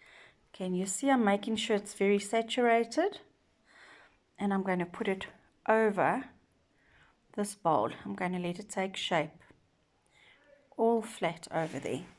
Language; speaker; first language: English; native; English